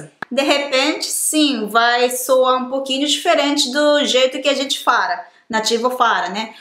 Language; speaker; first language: Portuguese; non-native, fluent; Japanese